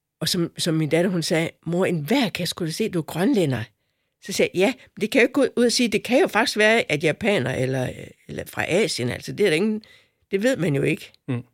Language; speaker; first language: Danish; native; Danish